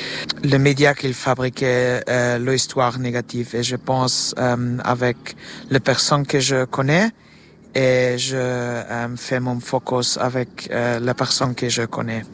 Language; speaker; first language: French; non-native, learner; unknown